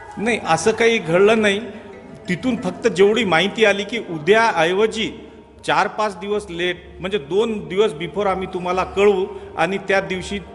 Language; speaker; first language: Marathi; non-native, local second language; Lambadi